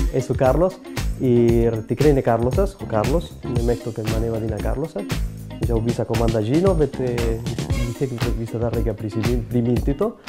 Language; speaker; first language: Lithuanian; non-native, fluent; Spanish